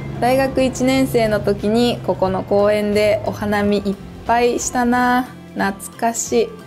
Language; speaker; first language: Japanese; native; Japanese